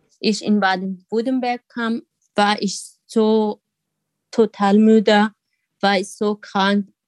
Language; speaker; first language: German; non-native, learner; Kurdish